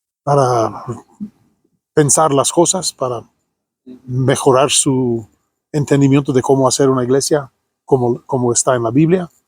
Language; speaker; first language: Spanish; non-native, fluent; English